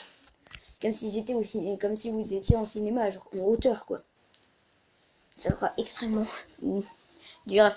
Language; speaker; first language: French; native; French